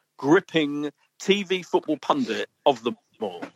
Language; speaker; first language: English; native; English